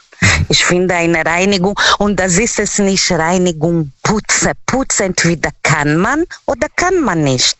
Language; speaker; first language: German; non-native, fluent; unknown